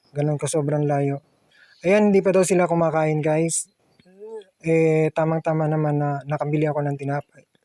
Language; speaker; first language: Filipino; native; Filipino